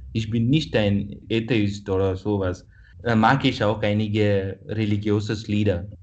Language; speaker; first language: German; non-native, fluent; Kannada